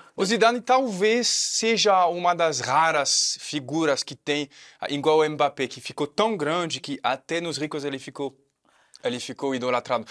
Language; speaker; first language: Portuguese; non-native, fluent; French